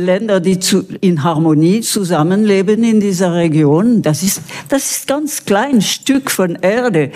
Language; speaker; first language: German; non-native, local second language; French